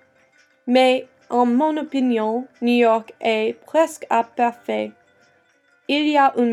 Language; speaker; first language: French; non-native, learner; English